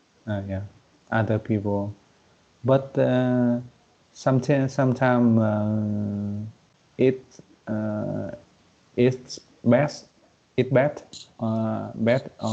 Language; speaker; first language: English; non-native, learner; Vietnamese